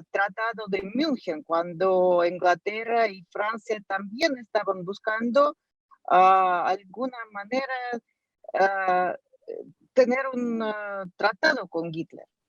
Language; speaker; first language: Spanish; non-native, fluent; Russian